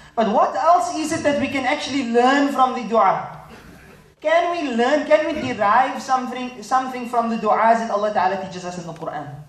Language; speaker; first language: English; native; English